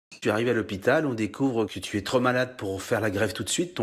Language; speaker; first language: French; native; French